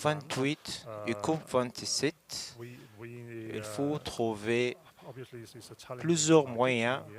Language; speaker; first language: French; non-native, learner; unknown